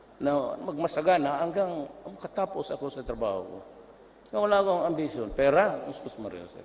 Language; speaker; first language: Filipino; non-native, local second language; Cebuano